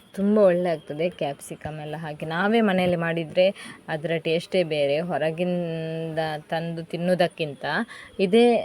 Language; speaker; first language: Kannada; native; Kannada